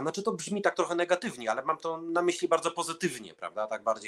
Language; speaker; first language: Polish; early bilingual, heritage; Polish